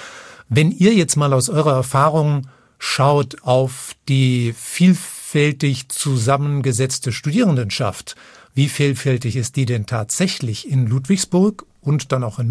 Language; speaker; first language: German; native; German